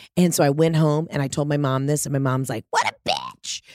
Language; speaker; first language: English; early bilingual, other home language; Italian